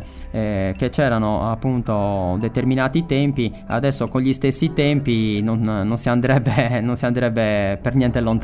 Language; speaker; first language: Italian; native; Italian